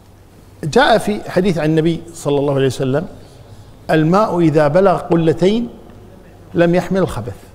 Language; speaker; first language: Arabic; native; Arabic